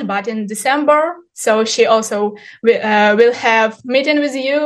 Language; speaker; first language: English; non-native, fluent; Ukrainian